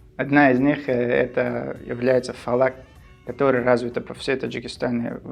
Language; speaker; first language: Russian; non-native, local second language; Shughni